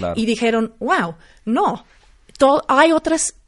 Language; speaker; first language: Spanish; non-native, fluent; English